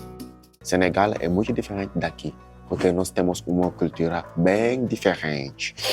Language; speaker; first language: Portuguese; non-native, learner; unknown